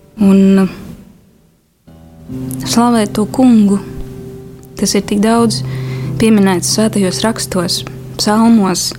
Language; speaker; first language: Latvian; native; Latvian